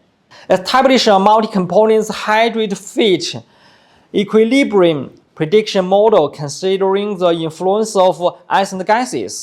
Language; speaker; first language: English; non-native, fluent; Chinese